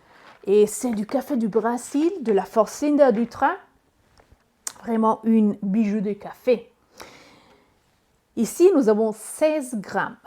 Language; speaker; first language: French; non-native, learner; Italian